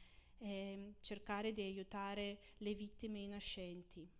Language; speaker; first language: Italian; non-native, fluent; Ukrainian